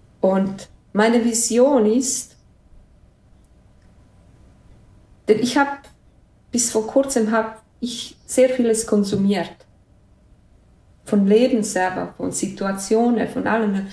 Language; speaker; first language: German; non-native, fluent; Bosnian